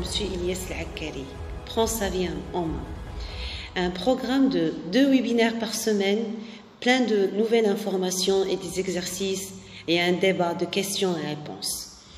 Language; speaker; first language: French; non-native, local second language; Arabic